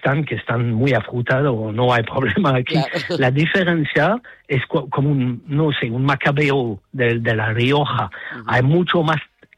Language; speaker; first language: Spanish; non-native, fluent; English